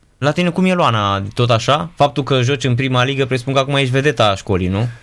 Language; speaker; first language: Romanian; native; Romanian